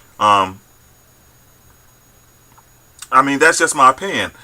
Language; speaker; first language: English; native; English